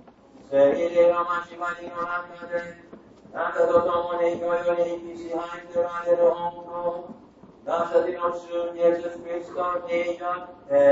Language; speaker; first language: Japanese; non-native, fluent; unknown